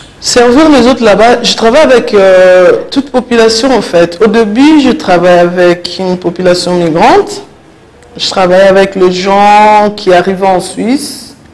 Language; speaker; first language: French; non-native, local second language; Lingala